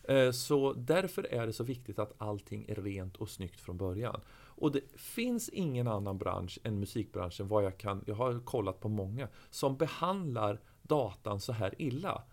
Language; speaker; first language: Swedish; native; Swedish